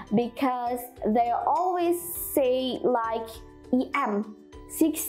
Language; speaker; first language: English; non-native, fluent; Indonesian